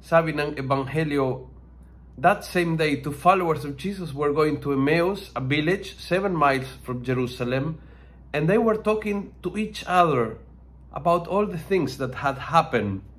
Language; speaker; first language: English; non-native, local second language; Filipino